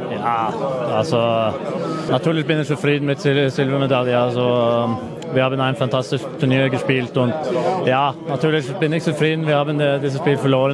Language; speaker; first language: German; non-native, fluent; Norwegian